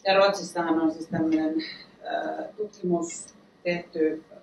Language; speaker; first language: Finnish; native; Finnish